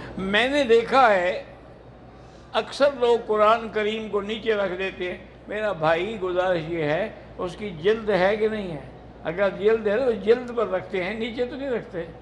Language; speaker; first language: Urdu; early bilingual, heritage; Urdu